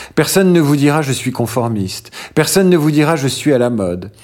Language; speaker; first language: French; native; French